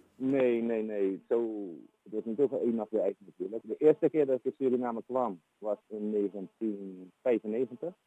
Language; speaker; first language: Dutch; native; Dutch